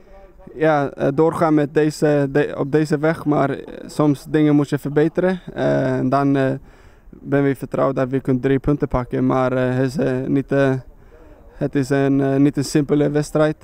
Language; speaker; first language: Dutch; non-native, learner; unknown